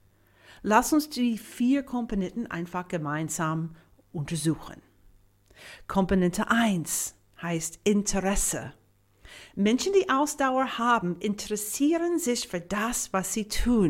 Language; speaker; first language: German; non-native, fluent; English